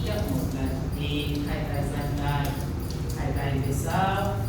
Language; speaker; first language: Vietnamese; non-native, fluent; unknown